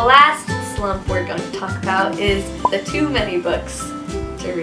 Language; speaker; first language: English; native; English